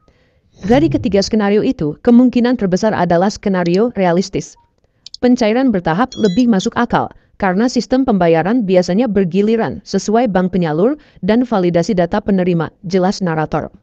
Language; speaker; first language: Indonesian; native; Indonesian